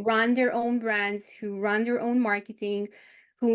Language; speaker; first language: English; non-native, fluent; Romanian